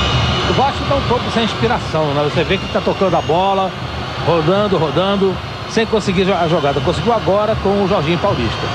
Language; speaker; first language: Portuguese; native; Portuguese